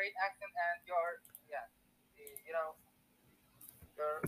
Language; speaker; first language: English; non-native, learner; Turkish